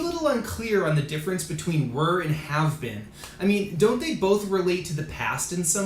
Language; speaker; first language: English; native; English